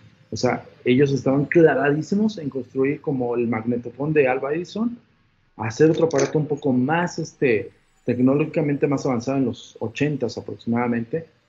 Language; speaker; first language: Spanish; native; Spanish